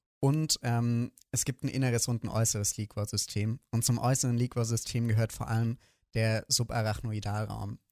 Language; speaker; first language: German; native; German